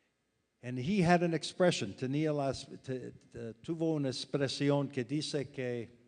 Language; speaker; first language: Spanish; non-native, fluent; English